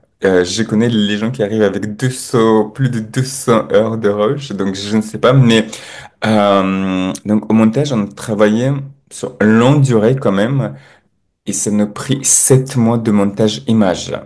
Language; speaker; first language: French; non-native, fluent; Chechen